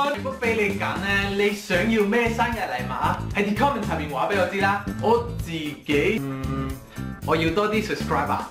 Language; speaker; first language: Cantonese; non-native, fluent; Spanish